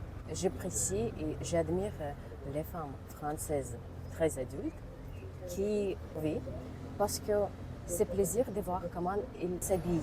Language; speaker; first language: French; non-native, learner; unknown